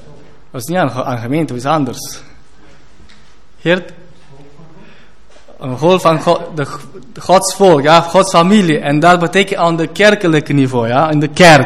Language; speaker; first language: Dutch; non-native, fluent; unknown